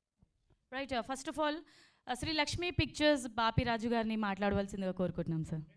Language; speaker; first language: Telugu; native; Telugu